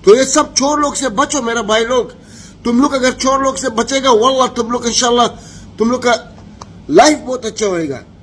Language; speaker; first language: Hindi; non-native, learner; Arabic